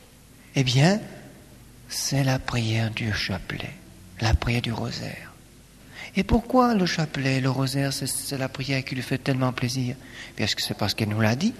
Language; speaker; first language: French; native; French